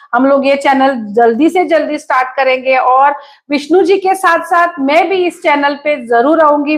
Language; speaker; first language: Hindi; non-native, local second language; Konkani